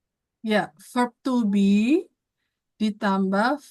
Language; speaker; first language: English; non-native, fluent; Indonesian